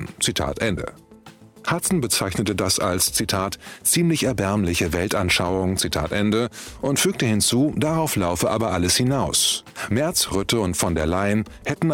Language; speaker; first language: German; native; German